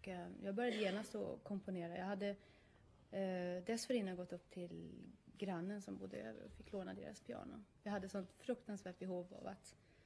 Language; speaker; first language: Swedish; native; Swedish